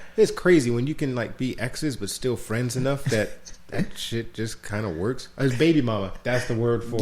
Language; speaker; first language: English; native; English